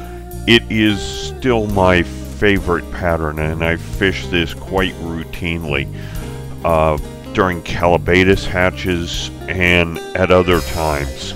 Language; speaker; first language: English; native; English